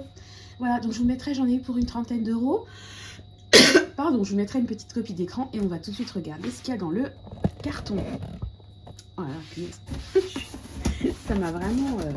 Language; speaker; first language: French; native; French